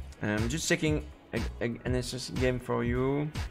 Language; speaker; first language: English; non-native, fluent; French